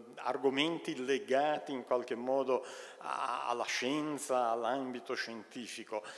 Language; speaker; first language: Italian; native; Italian